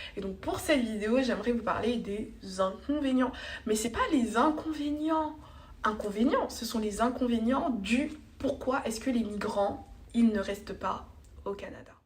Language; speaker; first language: French; native; French